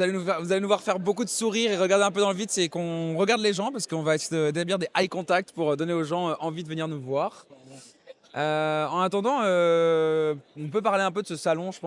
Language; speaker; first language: French; native; French